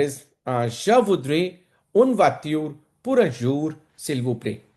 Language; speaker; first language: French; non-native, fluent; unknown